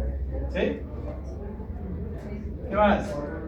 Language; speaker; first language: Spanish; native; Spanish